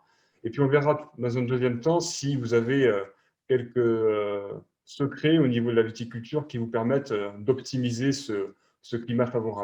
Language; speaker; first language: French; native; French